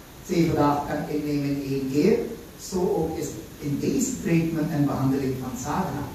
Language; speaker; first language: Dutch; non-native, local second language; Caribbean Hindustani